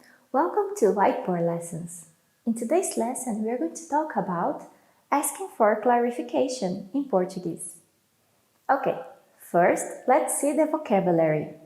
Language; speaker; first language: English; non-native, fluent; Portuguese